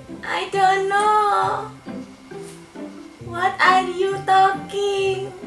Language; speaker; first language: English; non-native, learner; Javanese